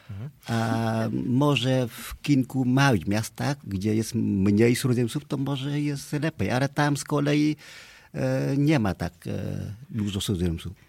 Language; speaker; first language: Polish; non-native, fluent; Vietnamese